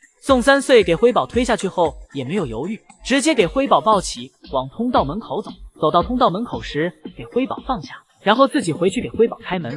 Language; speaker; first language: Chinese; native; Chinese